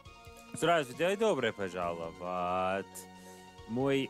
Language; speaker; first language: Russian; non-native, learner; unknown